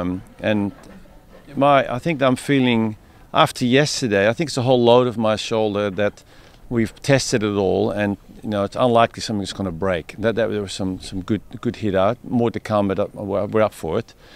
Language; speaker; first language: English; native; English